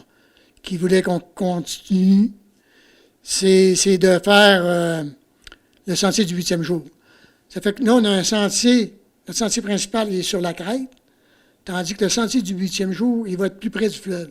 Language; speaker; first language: French; native; French